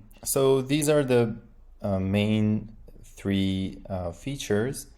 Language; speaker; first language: English; non-native, fluent; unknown